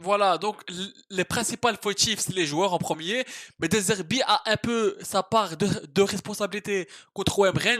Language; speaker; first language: French; native; French